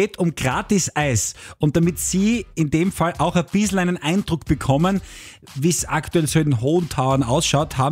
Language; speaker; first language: German; native; German